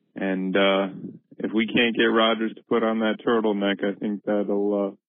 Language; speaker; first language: English; native; English